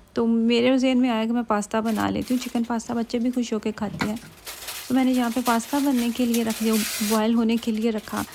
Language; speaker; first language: Urdu; native; Urdu